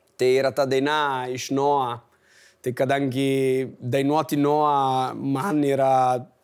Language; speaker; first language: Lithuanian; non-native, fluent; Italian